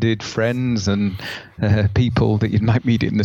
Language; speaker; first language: English; native; English